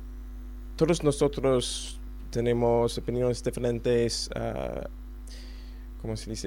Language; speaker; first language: Spanish; non-native, learner; English